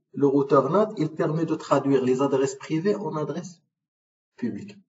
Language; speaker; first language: French; non-native, local second language; Arabic